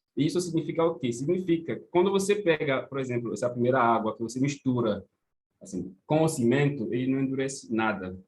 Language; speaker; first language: Portuguese; non-native, fluent; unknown